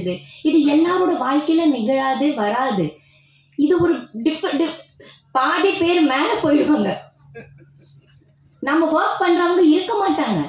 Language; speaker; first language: Tamil; non-native, fluent; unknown